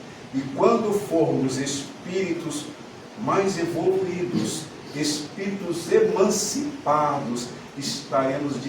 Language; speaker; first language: Portuguese; native; Portuguese